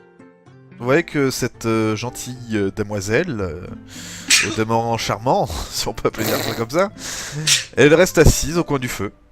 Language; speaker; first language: French; native; French